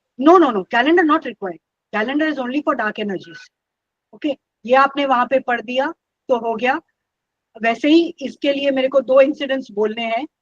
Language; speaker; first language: Hindi; non-native, local second language; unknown